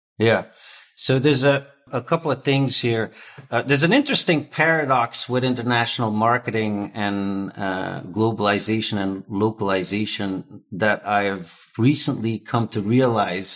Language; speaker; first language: English; non-native, fluent; Dutch